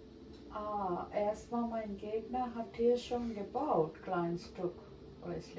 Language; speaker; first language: German; non-native, learner; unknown